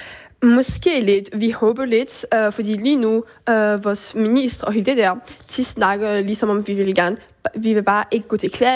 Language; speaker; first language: Danish; early bilingual, heritage; French